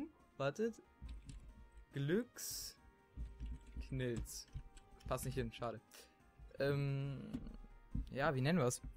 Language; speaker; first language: German; native; German